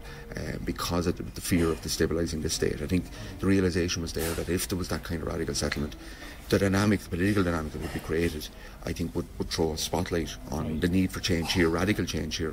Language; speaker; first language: English; native; English